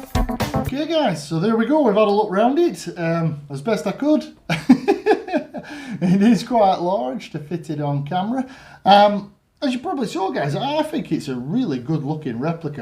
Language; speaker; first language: English; native; English